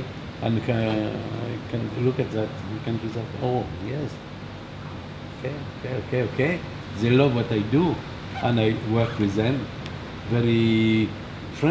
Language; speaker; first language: English; non-native, learner; French